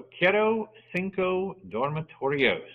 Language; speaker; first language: Spanish; non-native, fluent; English